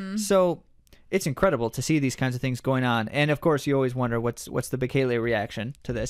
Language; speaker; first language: English; native; English